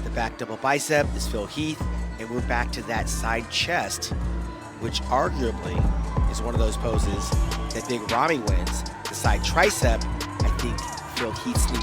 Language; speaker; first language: English; native; English